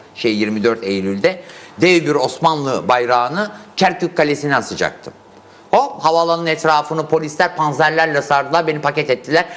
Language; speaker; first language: Turkish; native; Turkish